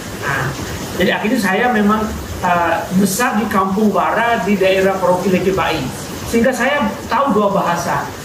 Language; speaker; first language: Indonesian; non-native, local second language; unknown